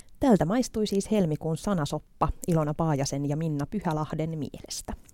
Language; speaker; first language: Finnish; native; Finnish